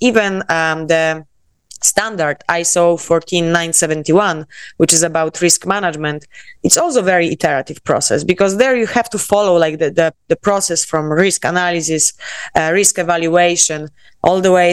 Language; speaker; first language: English; non-native, fluent; Polish